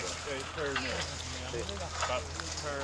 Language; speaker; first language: Italian; non-native, learner; English